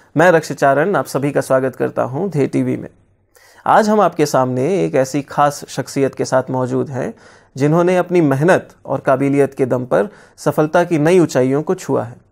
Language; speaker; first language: Hindi; native; Hindi